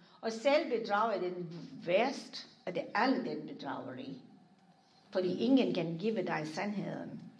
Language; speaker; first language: Danish; non-native, fluent; English